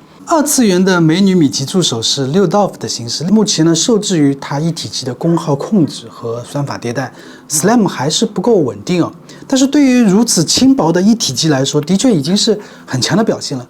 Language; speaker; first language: Chinese; native; Chinese